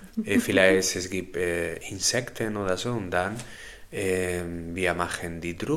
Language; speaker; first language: German; non-native, learner; Spanish